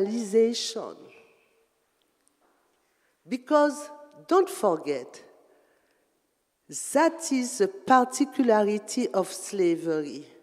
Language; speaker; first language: English; non-native, learner; French